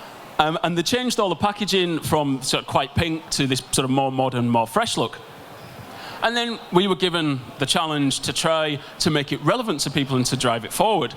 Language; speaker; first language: English; native; English